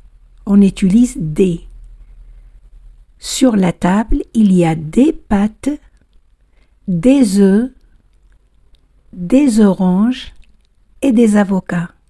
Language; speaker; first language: French; non-native, fluent; Spanish